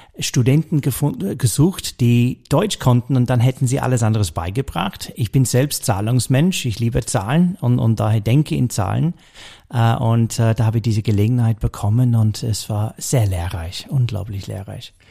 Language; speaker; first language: German; non-native, fluent; English